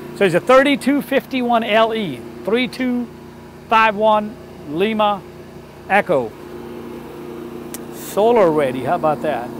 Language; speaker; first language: English; non-native, fluent; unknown